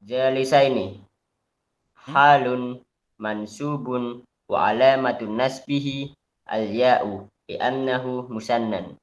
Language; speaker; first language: Arabic; non-native, learner; Indonesian